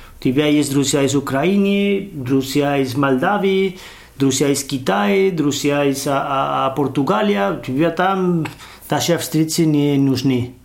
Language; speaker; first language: Russian; non-native, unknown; Spanish